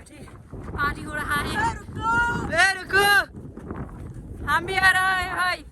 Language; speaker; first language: Hindi; non-native, local second language; Assamese